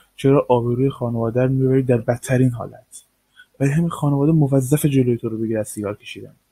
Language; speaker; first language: Persian; native; Persian